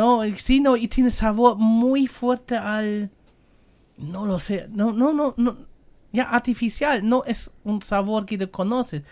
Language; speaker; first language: Spanish; non-native, fluent; German